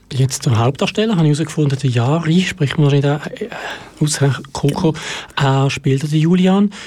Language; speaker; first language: German; native; German